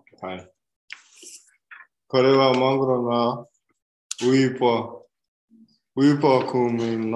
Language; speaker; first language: Japanese; non-native, learner; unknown